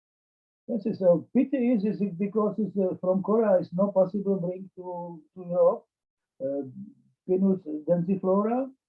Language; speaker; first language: English; non-native, learner; Czech